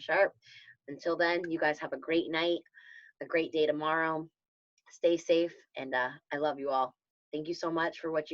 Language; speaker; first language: English; native; English